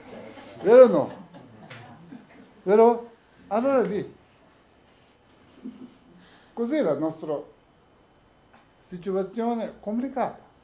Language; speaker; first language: Italian; non-native, learner; Tibetan